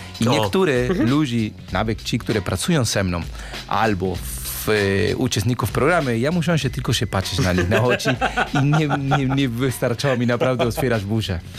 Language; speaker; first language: Polish; non-native, learner; Spanish